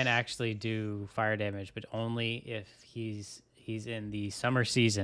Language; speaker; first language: English; native; English